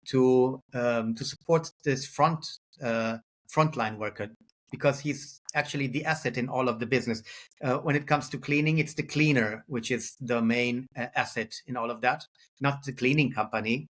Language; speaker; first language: English; non-native, fluent; German